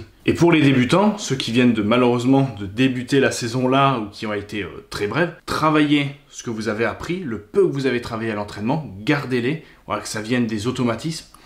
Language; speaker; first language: French; native; French